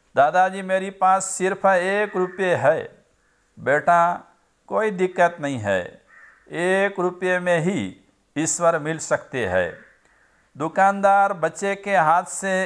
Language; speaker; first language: Hindi; non-native, local second language; Gujarati